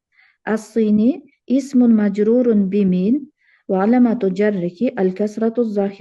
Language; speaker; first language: Arabic; non-native, learner; Uzbek